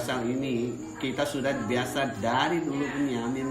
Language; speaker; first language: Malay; non-native, local second language; Tamil